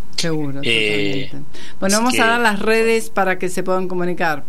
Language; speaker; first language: Spanish; native; Spanish